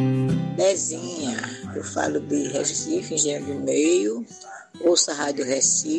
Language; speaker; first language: Portuguese; native; Portuguese